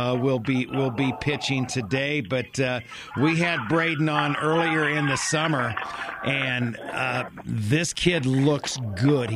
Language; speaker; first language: English; native; English